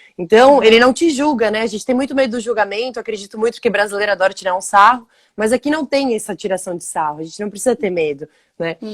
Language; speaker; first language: Portuguese; native; Portuguese